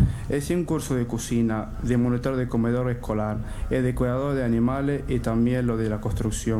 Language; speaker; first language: Spanish; non-native, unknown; Arabic